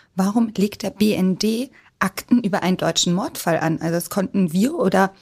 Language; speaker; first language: German; native; German